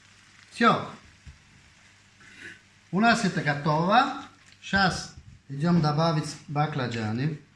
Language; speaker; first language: Russian; non-native, fluent; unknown